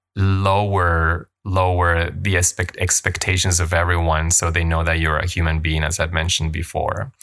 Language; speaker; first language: English; non-native, fluent; Spanish